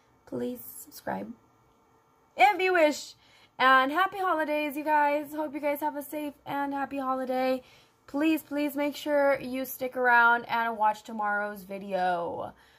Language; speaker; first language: English; early bilingual, other home language; Spanish